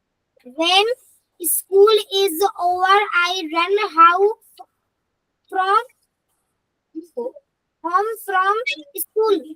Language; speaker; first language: English; non-native, learner; Hindi